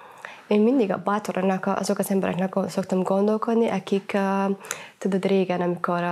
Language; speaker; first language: Hungarian; non-native, fluent; Somali